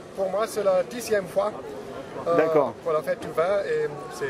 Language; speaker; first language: French; non-native, learner; German